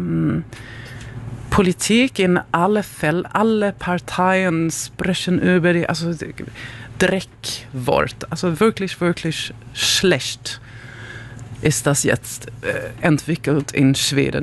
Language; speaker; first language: German; non-native, learner; Swedish